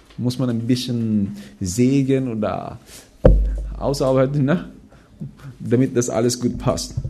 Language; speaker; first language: German; non-native, fluent; Filipino